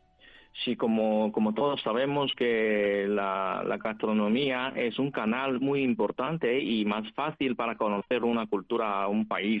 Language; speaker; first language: Spanish; non-native, fluent; Chinese